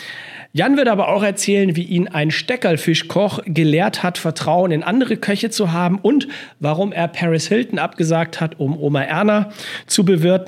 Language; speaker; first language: German; native; German